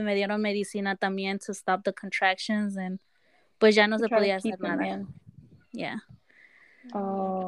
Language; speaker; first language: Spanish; early bilingual, heritage; Spanish